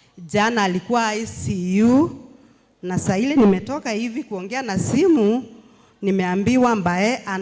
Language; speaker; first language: Swahili; non-native, local second language; Meru